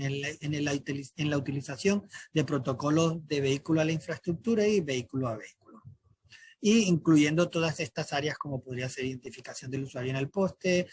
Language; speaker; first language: Spanish; native; Spanish